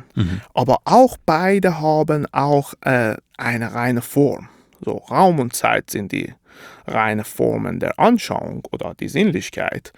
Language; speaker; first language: German; non-native, fluent; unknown